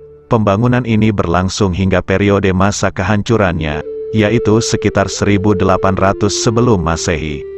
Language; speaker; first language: Indonesian; native; Indonesian